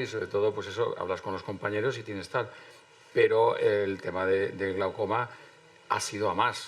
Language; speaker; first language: Spanish; native; Spanish